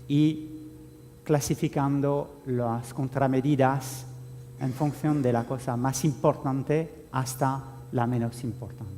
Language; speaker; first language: Spanish; non-native, fluent; French